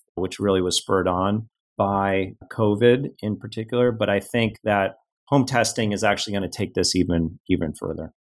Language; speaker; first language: English; native; English